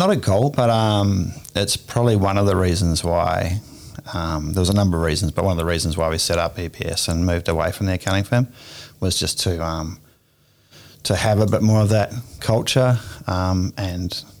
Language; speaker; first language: English; native; English